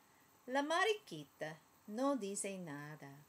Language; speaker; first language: Spanish; non-native, learner; English